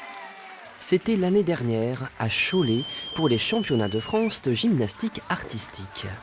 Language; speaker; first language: French; native; French